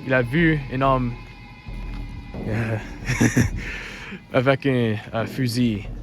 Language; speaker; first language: French; non-native, learner; English